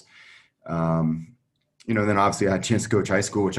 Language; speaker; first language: English; native; English